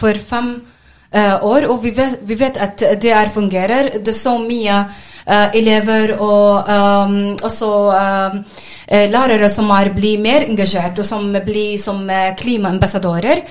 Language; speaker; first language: Norwegian; non-native, learner; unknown